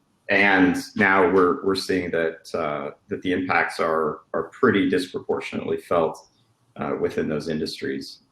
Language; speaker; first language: English; native; English